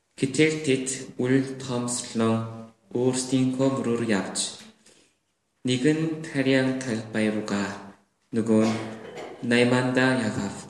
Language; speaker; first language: Mongolian; non-native, fluent; Korean